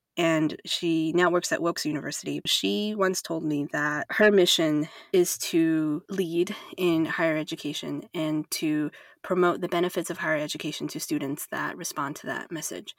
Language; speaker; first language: English; non-native, fluent; Chinese